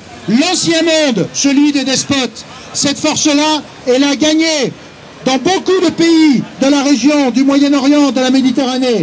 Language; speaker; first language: French; native; French